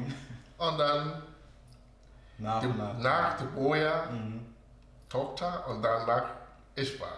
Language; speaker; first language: German; non-native, learner; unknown